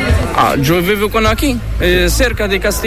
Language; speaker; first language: Spanish; non-native, learner; Arabic